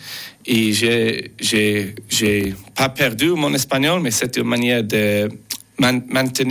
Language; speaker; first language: French; non-native, learner; English